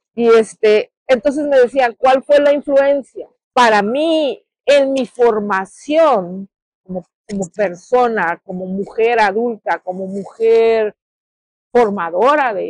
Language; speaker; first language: Spanish; native; Spanish